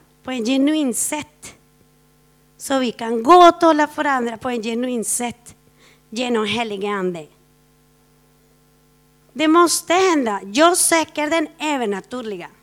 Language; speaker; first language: Swedish; non-native, fluent; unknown